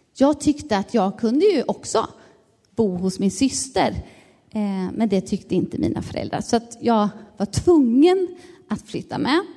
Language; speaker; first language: Swedish; native; Swedish